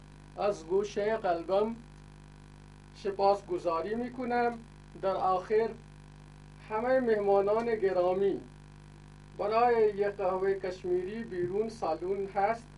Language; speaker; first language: Persian; non-native, fluent; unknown